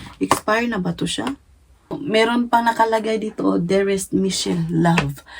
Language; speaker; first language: Filipino; non-native, local second language; Cebuano